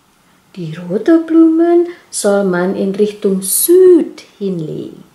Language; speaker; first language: German; non-native, fluent; Indonesian